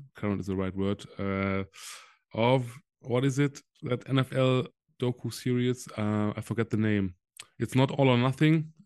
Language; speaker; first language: English; non-native, fluent; German